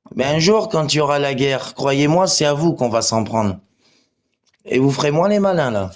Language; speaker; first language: French; native; French